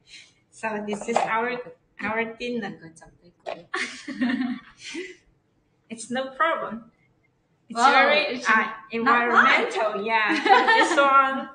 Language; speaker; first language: English; non-native, learner; Chinese